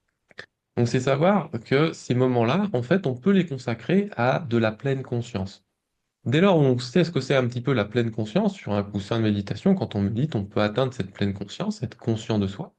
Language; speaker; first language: French; native; French